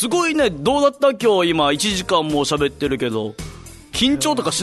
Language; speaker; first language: Japanese; native; Japanese